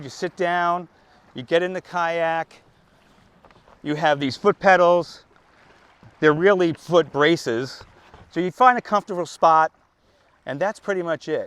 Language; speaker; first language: English; native; English